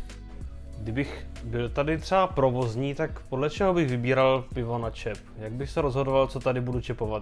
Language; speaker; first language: Czech; native; Czech